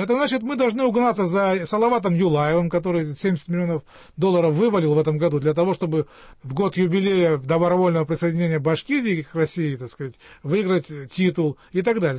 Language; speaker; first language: Russian; native; Russian